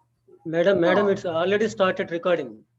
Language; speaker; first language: English; non-native, local second language; Telugu